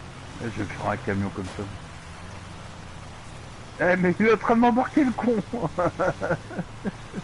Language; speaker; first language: French; native; French